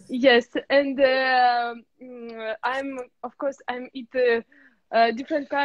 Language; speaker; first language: English; non-native, learner; Russian